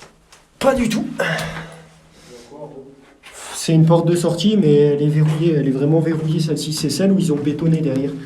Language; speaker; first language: French; native; French